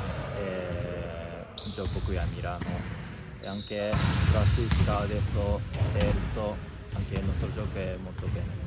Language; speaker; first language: Italian; non-native, learner; Japanese